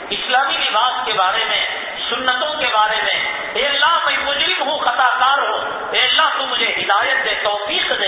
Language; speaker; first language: Urdu; native; Urdu